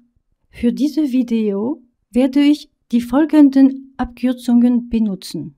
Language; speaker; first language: German; non-native, fluent; French